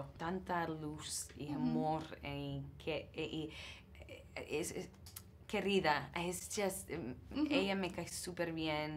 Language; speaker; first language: Spanish; non-native, learner; English